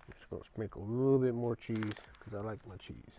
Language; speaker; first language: English; native; English